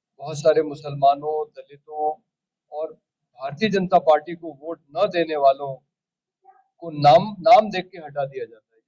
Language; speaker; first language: Hindi; native; Hindi